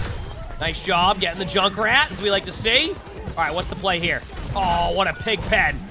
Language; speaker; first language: English; native; English